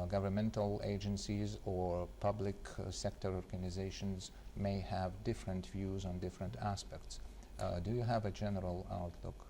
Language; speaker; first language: English; non-native, fluent; Ukrainian